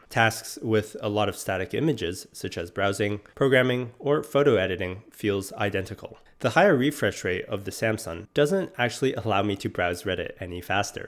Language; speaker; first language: English; native; English